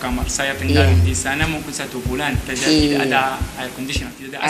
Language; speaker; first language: Indonesian; non-native, learner; Arabic